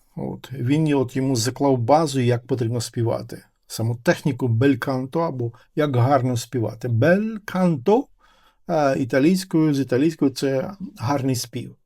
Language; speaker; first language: Ukrainian; native; Ukrainian